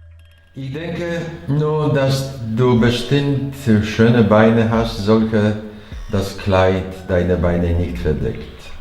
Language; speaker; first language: German; non-native, learner; Chinese